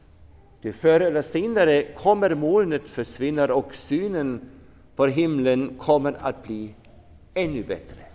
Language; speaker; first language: Swedish; non-native, fluent; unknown